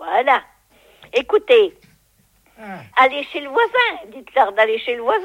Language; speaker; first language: French; native; French